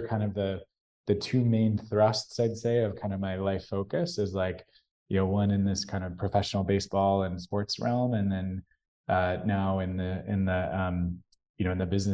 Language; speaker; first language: English; native; English